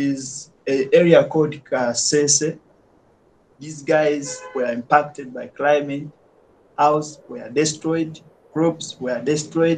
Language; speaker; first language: English; non-native, local second language; Ganda